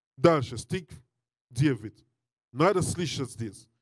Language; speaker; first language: Russian; non-native, learner; English